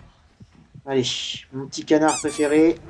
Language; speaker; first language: French; native; French